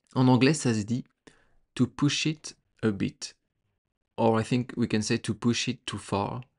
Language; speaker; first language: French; native; French